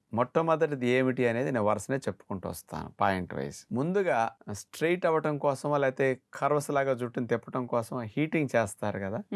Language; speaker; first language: Telugu; native; Telugu